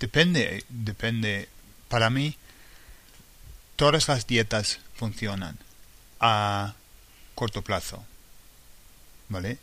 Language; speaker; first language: Spanish; non-native, fluent; English